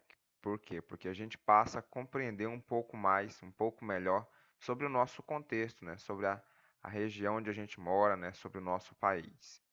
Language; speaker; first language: Portuguese; native; Portuguese